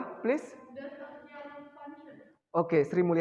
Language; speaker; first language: English; non-native, fluent; Indonesian